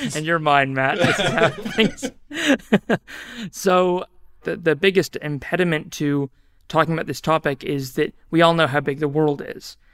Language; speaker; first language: English; native; English